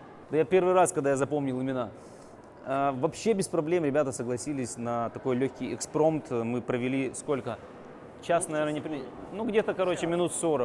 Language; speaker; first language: Russian; native; Russian